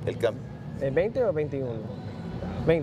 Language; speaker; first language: Spanish; early bilingual, heritage; English